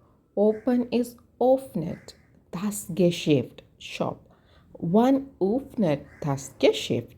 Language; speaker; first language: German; non-native, learner; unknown